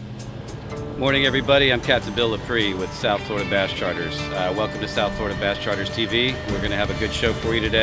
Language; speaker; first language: English; native; English